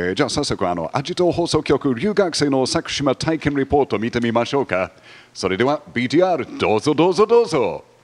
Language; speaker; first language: Japanese; non-native, fluent; English